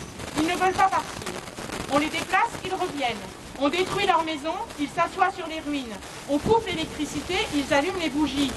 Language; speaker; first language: French; native; French